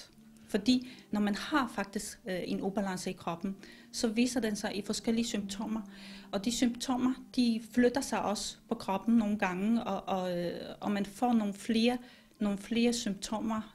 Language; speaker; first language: Danish; non-native, fluent; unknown